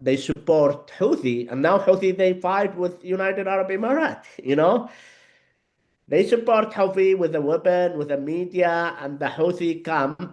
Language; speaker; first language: English; non-native, learner; Arabic